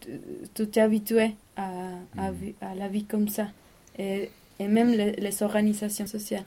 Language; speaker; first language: French; non-native, learner; Spanish